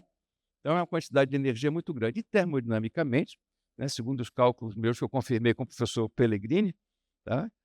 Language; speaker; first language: Portuguese; native; Portuguese